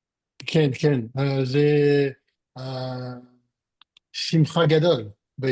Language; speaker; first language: Hebrew; non-native, learner; French